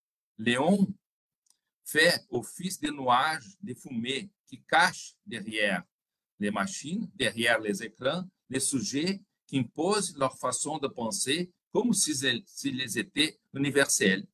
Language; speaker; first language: French; non-native, fluent; Portuguese